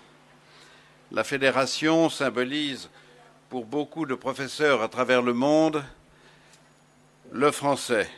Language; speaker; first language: French; native; French